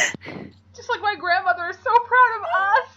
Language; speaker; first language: English; native; English